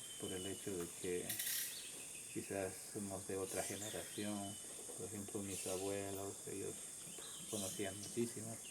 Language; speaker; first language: Spanish; non-native, local second language; Quechua